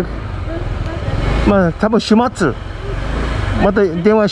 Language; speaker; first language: Japanese; non-native, learner; English